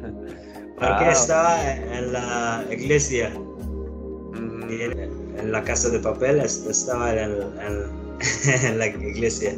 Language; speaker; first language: Spanish; non-native, learner; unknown